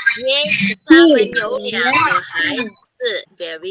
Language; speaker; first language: Chinese; non-native, fluent; Filipino